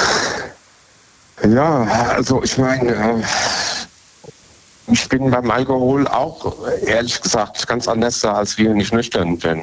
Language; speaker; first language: German; native; German